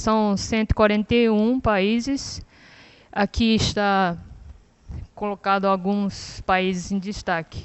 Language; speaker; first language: Portuguese; non-native, fluent; Japanese